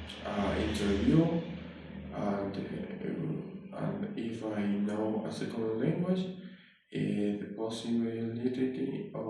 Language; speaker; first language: English; non-native, learner; Spanish